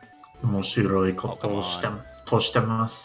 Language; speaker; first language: Japanese; non-native, learner; English